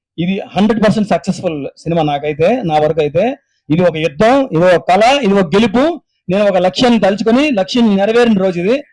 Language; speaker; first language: Telugu; native; Telugu